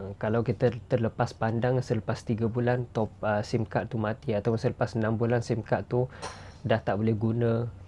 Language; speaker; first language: Malay; non-native, fluent; Western Cham